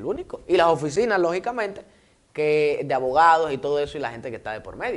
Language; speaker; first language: Spanish; native; Spanish